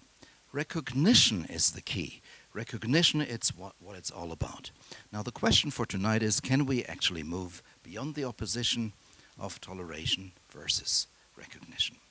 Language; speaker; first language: English; non-native, fluent; German